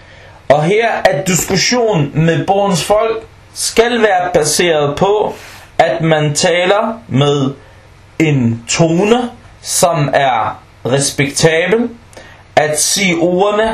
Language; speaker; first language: Danish; non-native, fluent; Arabic